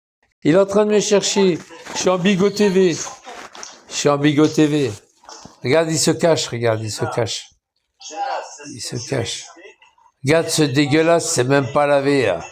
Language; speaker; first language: French; native; French